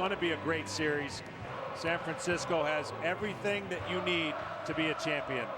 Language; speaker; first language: English; native; English